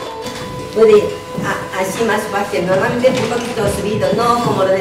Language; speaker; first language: Spanish; non-native, learner; Japanese